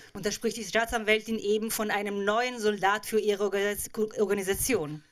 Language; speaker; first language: German; native; German